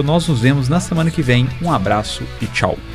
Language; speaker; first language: Portuguese; native; Portuguese